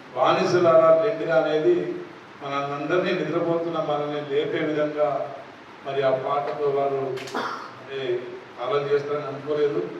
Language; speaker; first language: Telugu; non-native, local second language; Lambadi